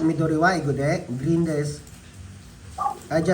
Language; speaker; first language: Japanese; non-native, fluent; Filipino